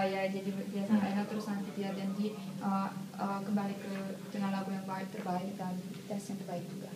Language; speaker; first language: Indonesian; non-native, fluent; Korean